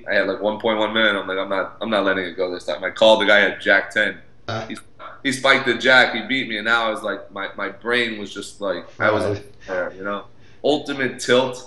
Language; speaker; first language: English; native; English